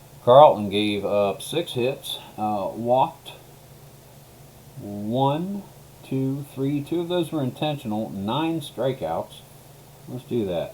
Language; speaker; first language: English; native; English